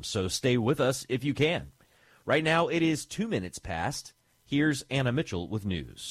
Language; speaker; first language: English; native; English